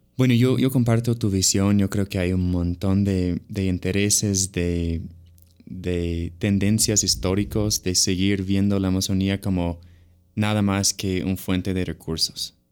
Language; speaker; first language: Spanish; non-native, fluent; English